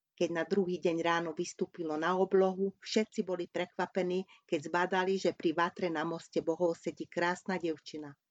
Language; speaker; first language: Slovak; non-native, local second language; Hungarian